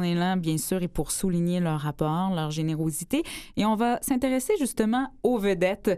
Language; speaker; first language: French; native; French